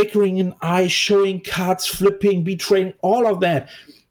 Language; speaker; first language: English; non-native, fluent; German